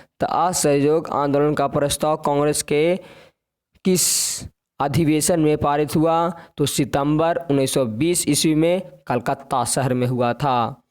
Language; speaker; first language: Hindi; native; Hindi